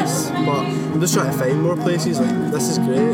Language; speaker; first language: English; native; English